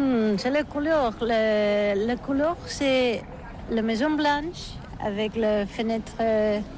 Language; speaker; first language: French; non-native, learner; Catalan